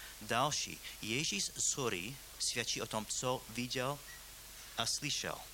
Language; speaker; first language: Czech; non-native, fluent; English